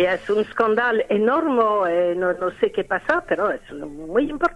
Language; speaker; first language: Spanish; non-native, learner; French